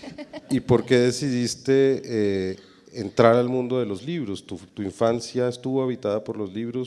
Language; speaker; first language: Spanish; native; Spanish